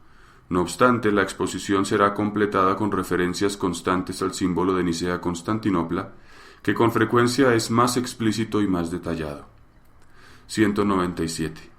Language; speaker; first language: Spanish; native; Spanish